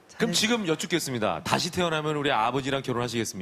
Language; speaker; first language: Korean; native; Korean